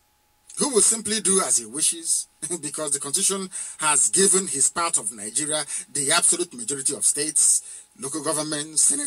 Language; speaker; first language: English; non-native, local second language; Igbo